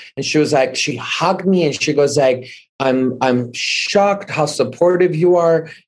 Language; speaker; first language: English; non-native, fluent; Armenian